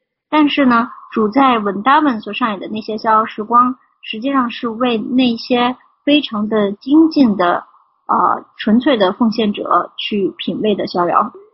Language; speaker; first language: Chinese; native; Chinese